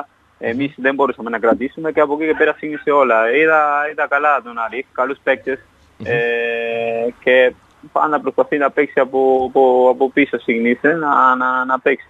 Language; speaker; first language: Greek; non-native, fluent; Spanish